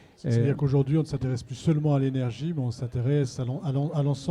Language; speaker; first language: French; native; French